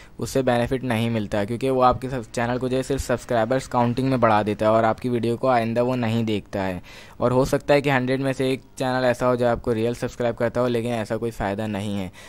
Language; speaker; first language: Hindi; native; Hindi